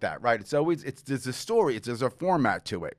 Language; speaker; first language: English; native; English